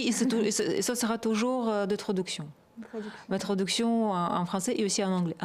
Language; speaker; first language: French; non-native, fluent; Russian